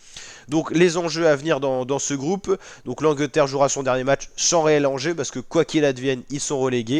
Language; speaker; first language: French; native; French